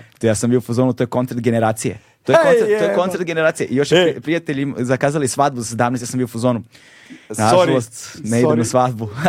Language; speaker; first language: Serbian; native; Serbian